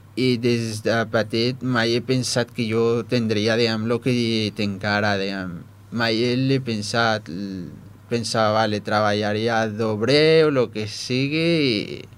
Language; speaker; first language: Catalan; non-native, fluent; Riffian